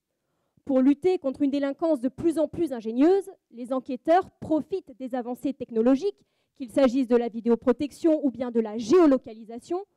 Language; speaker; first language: French; native; French